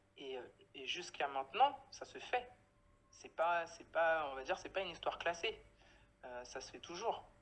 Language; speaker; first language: French; native; French